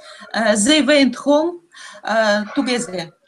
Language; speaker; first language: English; non-native, learner; Russian